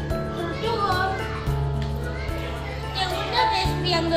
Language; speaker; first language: Spanish; early bilingual, other home language; Filipino